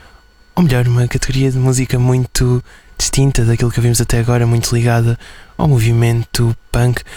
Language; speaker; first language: Portuguese; native; Portuguese